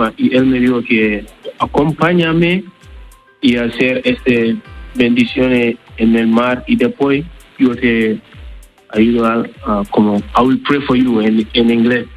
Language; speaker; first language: Spanish; non-native, learner; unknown